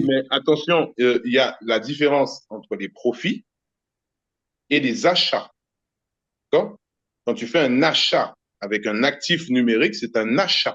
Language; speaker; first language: French; native; French